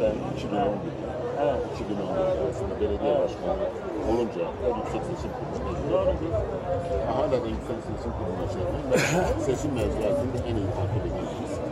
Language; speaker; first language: Turkish; native; Turkish